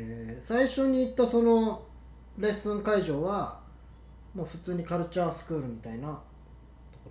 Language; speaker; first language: Japanese; native; Japanese